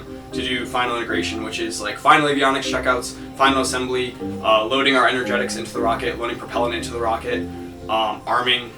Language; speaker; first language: English; native; English